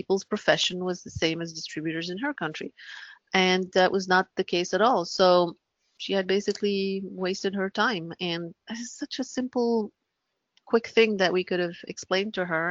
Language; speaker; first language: English; non-native, local second language; French